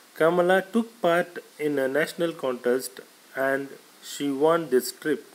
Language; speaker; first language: English; non-native, local second language; Tamil